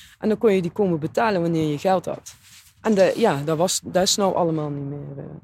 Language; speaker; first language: Dutch; native; Dutch